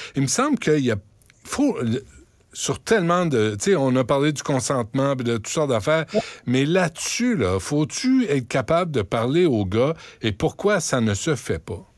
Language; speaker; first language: French; native; French